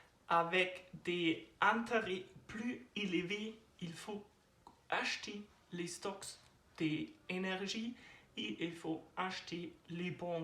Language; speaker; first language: French; non-native, learner; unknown